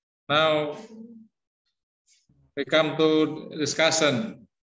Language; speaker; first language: English; non-native, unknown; Indonesian